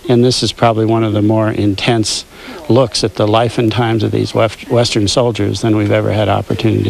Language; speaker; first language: English; native; English